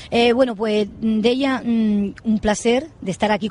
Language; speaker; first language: Spanish; native; Spanish